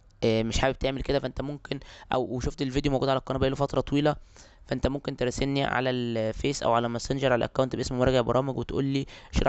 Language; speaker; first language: Arabic; native; Arabic